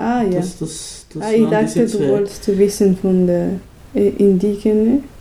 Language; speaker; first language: German; non-native, learner; Spanish